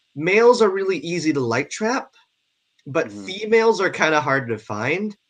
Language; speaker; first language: English; non-native, local second language; Cantonese